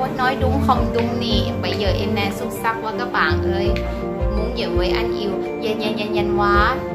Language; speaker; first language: Vietnamese; non-native, learner; Thai